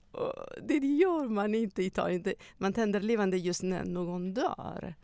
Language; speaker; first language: Swedish; non-native, fluent; Italian